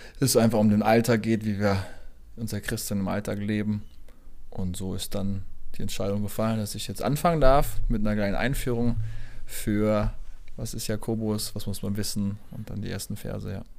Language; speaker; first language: German; native; German